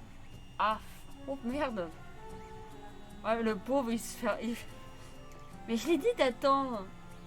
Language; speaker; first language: French; native; French